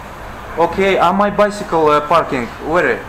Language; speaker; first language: English; non-native, learner; Russian